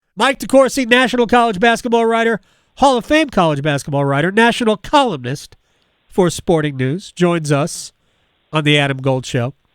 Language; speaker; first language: English; native; English